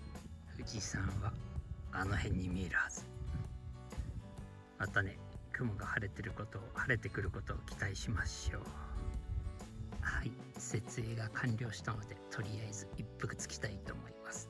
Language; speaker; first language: Japanese; native; Japanese